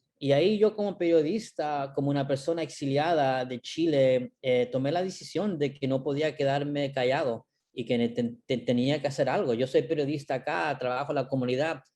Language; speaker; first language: Spanish; early bilingual, heritage; Spanish